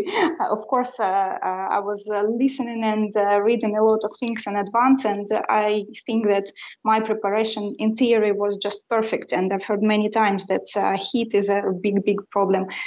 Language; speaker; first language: English; non-native, fluent; Russian